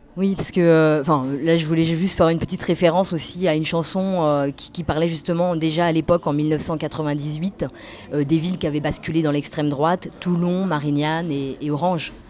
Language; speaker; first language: French; native; French